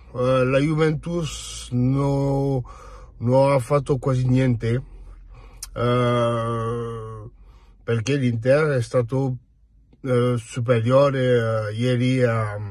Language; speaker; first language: Italian; non-native, fluent; French